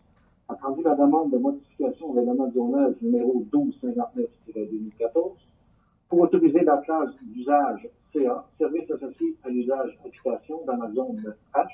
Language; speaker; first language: French; native; French